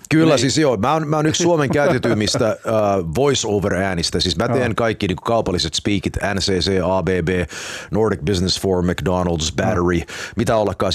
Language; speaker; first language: Finnish; early bilingual, heritage; Finnish